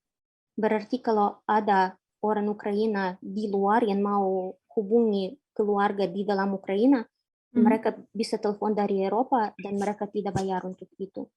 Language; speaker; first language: Indonesian; non-native, fluent; Ukrainian